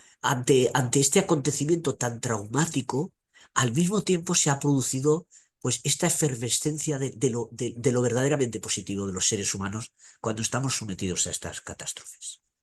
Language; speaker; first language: Spanish; native; Spanish